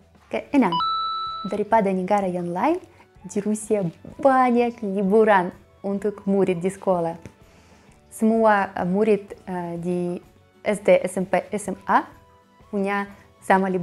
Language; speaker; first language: Indonesian; non-native, learner; Russian